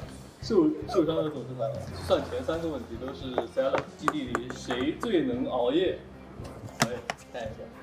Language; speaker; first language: Chinese; native; Chinese